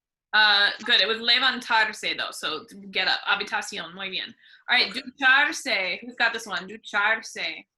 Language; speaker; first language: Spanish; non-native, fluent; English